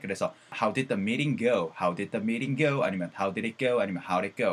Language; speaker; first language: English; non-native, fluent; Korean